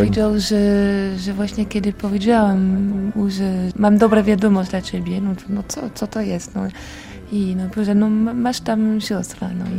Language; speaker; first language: Polish; non-native, learner; French